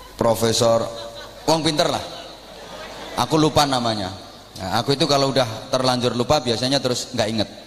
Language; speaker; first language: Indonesian; native; Indonesian